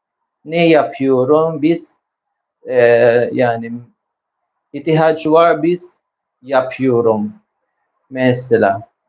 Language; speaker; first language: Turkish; non-native, learner; Filipino